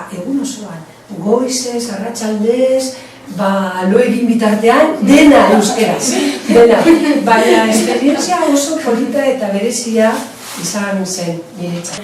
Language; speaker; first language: Basque; non-native, local second language; Spanish